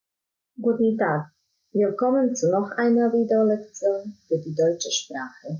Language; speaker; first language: German; non-native, fluent; Croatian